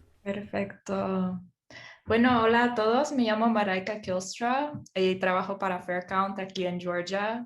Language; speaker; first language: Spanish; non-native, fluent; English